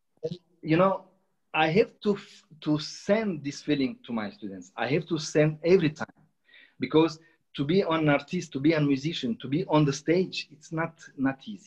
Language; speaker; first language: English; non-native, learner; Romanian